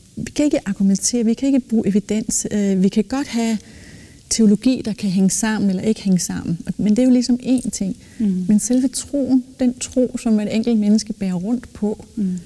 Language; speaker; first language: Danish; native; Danish